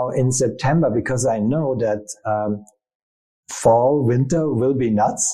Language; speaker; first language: English; non-native, fluent; German